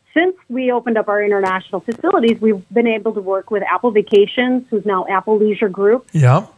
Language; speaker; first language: English; native; English